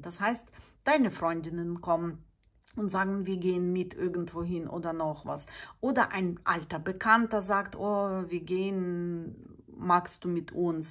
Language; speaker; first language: German; non-native, fluent; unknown